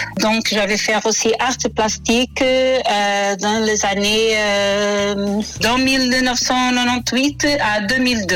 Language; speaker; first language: French; non-native, fluent; Portuguese